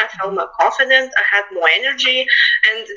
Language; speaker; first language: English; non-native, fluent; Lithuanian